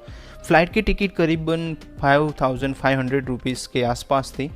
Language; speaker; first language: Hindi; native; Hindi